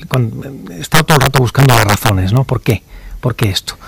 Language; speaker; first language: Spanish; native; Spanish